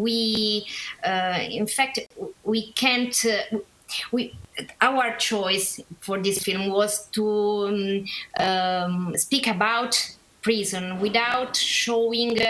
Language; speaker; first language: English; non-native, learner; Italian